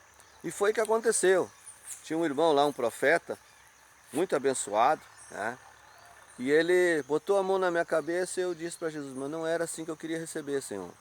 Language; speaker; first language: Portuguese; native; Portuguese